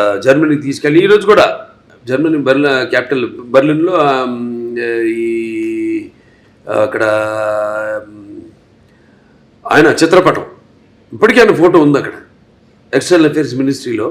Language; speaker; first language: Telugu; native; Telugu